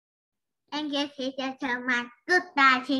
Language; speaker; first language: English; non-native, learner; Vietnamese